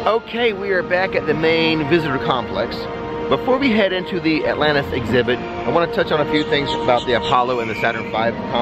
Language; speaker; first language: English; native; English